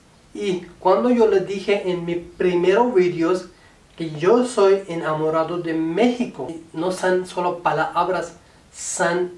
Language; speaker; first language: Spanish; non-native, learner; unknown